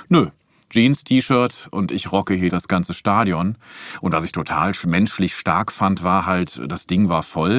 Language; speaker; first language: German; native; German